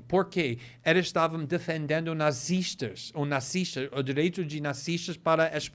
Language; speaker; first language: Portuguese; non-native, fluent; English